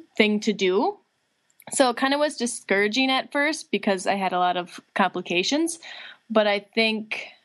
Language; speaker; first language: English; native; English